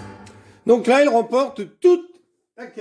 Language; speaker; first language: French; native; French